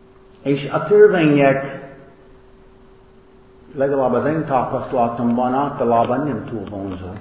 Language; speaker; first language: Hungarian; non-native, learner; English